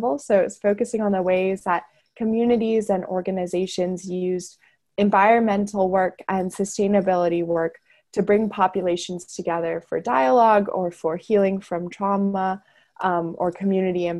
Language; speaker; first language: English; native; English